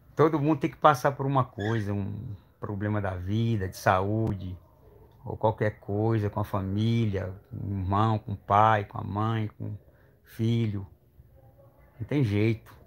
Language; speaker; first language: Portuguese; native; Portuguese